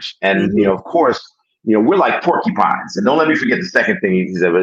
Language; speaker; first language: English; native; English